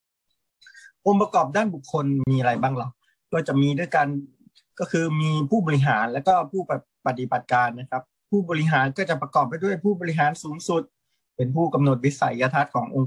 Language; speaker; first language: Thai; native; Thai